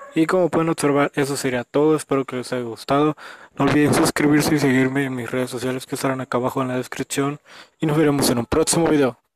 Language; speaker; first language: Spanish; native; Spanish